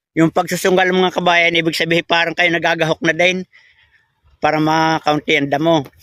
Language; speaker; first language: Filipino; native; Filipino